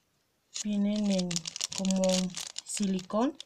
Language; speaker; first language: Spanish; native; Spanish